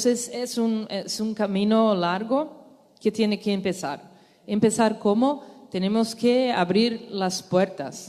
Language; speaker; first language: Spanish; non-native, learner; Portuguese